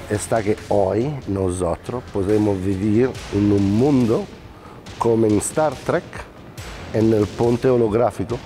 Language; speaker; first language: Spanish; non-native, learner; Italian